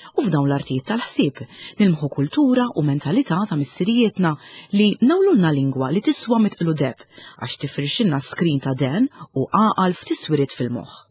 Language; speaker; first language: Maltese; native; Maltese